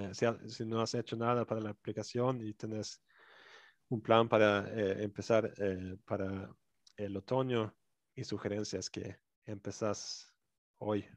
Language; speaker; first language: Spanish; non-native, fluent; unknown